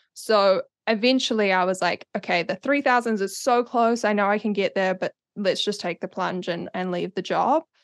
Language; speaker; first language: English; native; English